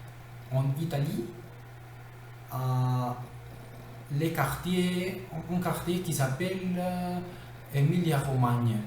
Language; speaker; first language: French; non-native, learner; Spanish